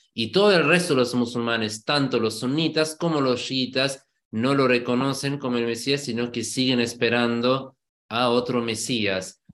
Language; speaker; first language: Spanish; non-native, fluent; German